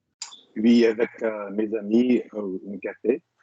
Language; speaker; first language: French; non-native, learner; English